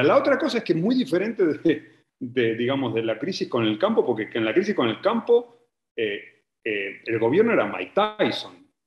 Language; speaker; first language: Spanish; native; Spanish